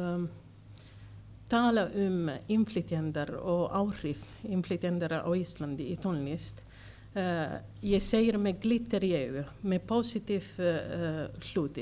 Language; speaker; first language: Icelandic; non-native, learner; Italian